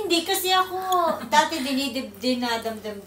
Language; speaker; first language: Filipino; native; Filipino